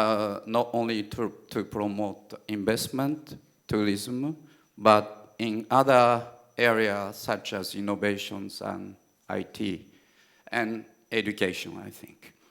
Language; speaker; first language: English; non-native, fluent; Japanese